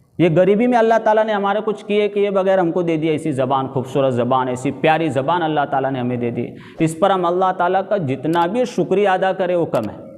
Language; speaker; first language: Urdu; native; Urdu